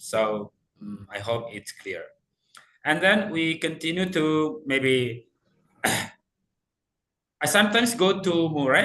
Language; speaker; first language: English; non-native, fluent; Indonesian